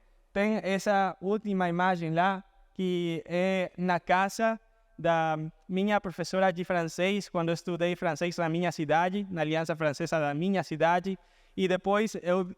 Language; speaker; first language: Portuguese; non-native, fluent; Spanish